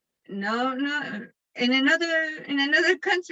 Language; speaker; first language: English; non-native, learner; Spanish